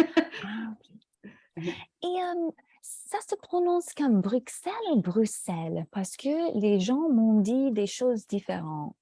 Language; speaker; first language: French; non-native, fluent; English